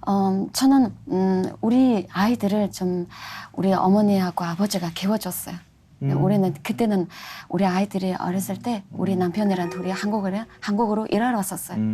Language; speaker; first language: Korean; non-native, fluent; Mongolian